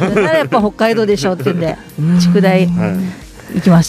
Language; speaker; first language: Japanese; native; Japanese